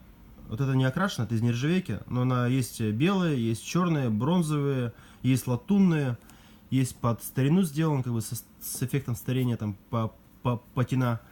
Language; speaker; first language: Russian; native; Russian